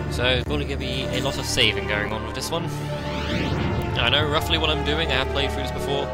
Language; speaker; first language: English; native; English